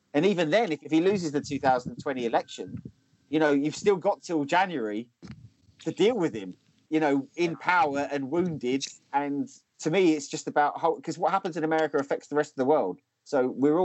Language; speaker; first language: English; native; English